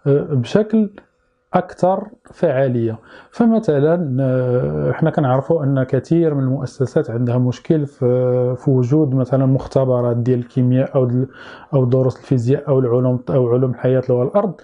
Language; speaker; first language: Arabic; native; Arabic